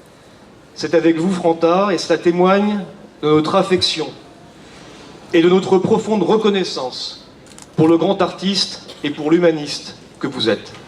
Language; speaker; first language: French; native; French